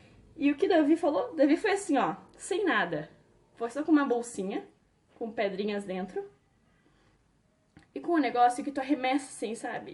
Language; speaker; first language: Portuguese; native; Portuguese